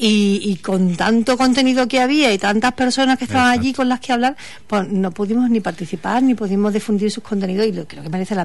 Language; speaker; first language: Spanish; native; Spanish